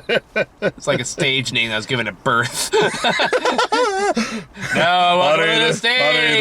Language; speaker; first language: English; native; English